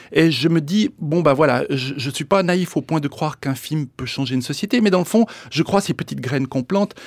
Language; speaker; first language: French; early bilingual, other home language; Spanish